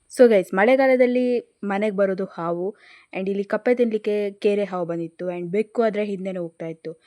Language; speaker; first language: Kannada; non-native, local second language; Tulu